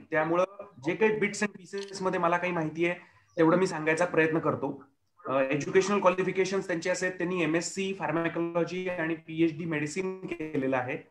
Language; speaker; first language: Marathi; native; Marathi